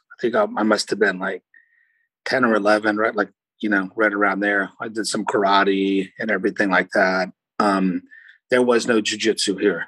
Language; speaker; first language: English; early bilingual, other home language; Portuguese